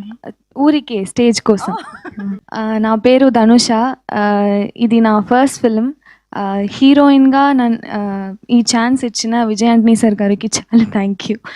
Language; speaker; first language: Telugu; non-native, local second language; Tamil